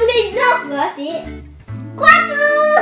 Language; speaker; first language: French; early bilingual, heritage; French